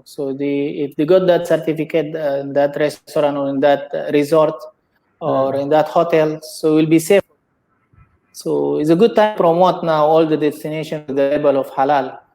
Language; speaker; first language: English; non-native, learner; Indonesian